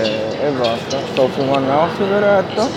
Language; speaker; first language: Italian; non-native, fluent; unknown